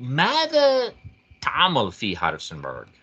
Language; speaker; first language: Arabic; non-native, fluent; English